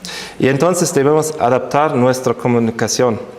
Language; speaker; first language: Spanish; non-native, fluent; German